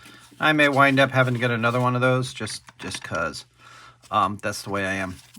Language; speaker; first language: English; native; English